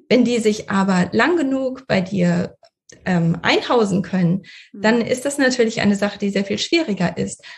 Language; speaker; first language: German; early bilingual, other home language; Russian